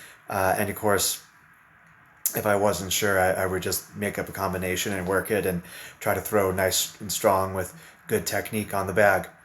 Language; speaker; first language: English; native; English